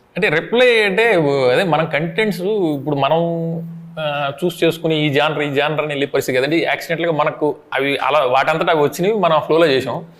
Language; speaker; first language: Telugu; native; Telugu